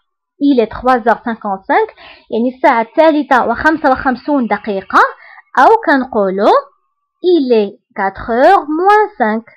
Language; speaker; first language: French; non-native, local second language; Arabic